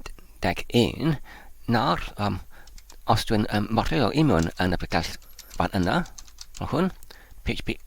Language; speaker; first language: Welsh; non-native, learner; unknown